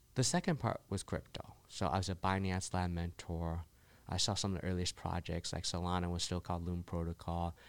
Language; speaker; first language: English; early bilingual, other home language; Chinese